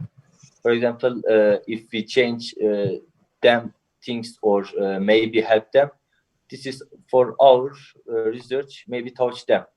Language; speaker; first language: English; non-native, learner; Turkish